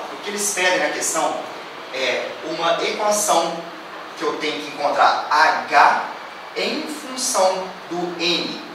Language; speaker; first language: Portuguese; native; Portuguese